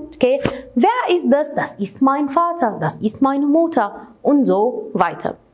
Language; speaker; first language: German; non-native, fluent; Arabic